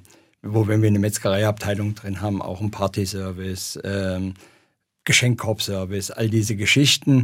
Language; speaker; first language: German; native; German